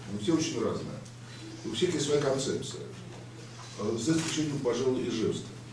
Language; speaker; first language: Russian; native; Russian